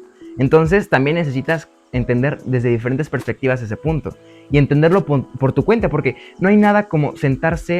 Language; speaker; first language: Spanish; native; Spanish